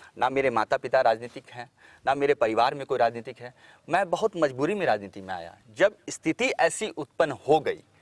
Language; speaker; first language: Hindi; native; Hindi